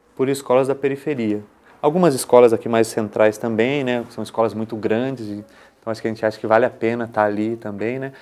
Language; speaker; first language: Portuguese; native; Portuguese